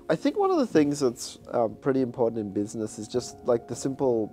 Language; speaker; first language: English; native; English